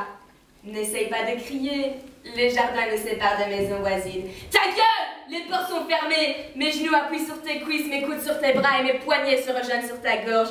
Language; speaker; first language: French; native; French